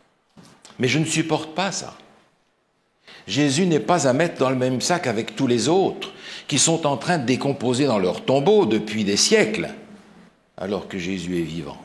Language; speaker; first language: French; native; French